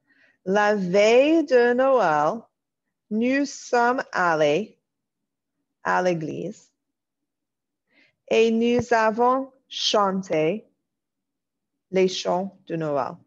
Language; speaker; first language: French; non-native, fluent; English